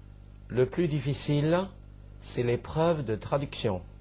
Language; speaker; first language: French; non-native, fluent; Chinese